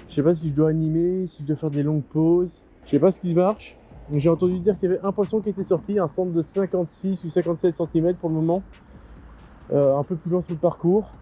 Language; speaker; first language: French; native; French